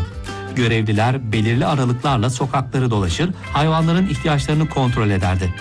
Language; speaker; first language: Turkish; native; Turkish